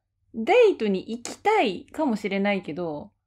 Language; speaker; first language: Japanese; native; Japanese